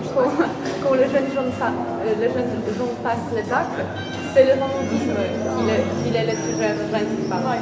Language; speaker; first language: French; non-native, fluent; Polish